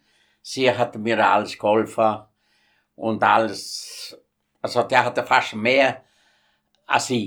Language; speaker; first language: German; non-native, fluent; Italian